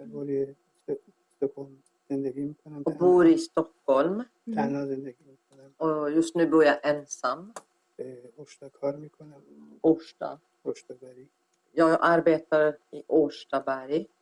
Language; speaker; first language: Swedish; non-native, fluent; Persian